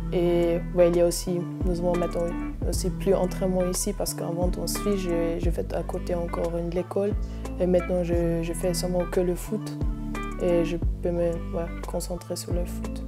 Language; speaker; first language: French; non-native, learner; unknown